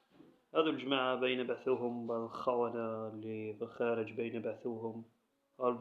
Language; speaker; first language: Arabic; native; Arabic